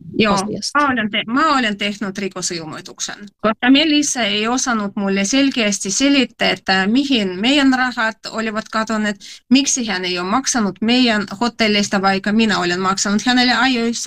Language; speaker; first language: Finnish; non-native, fluent; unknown